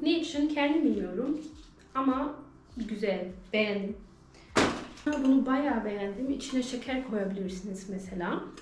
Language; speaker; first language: Turkish; early bilingual, heritage; Turkish